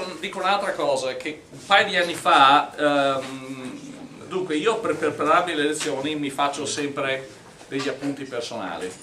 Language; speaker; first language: Italian; non-native, fluent; English